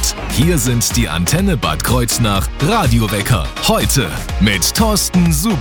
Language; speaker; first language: German; native; German